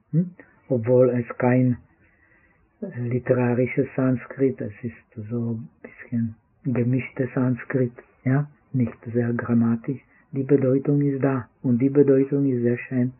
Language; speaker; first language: German; non-native, fluent; Czech